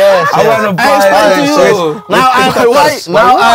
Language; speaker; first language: English; non-native, learner; Indonesian